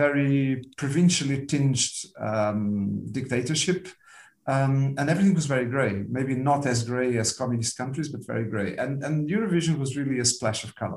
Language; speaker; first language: English; non-native, fluent; Portuguese